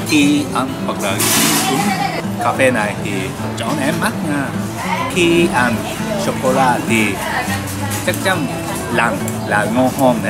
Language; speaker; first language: Vietnamese; non-native, learner; Japanese